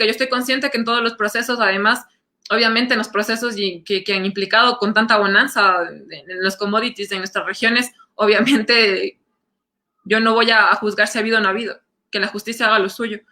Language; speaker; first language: Spanish; native; Spanish